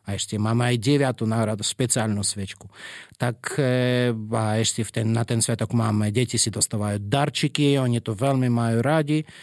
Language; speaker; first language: Slovak; non-native, fluent; Russian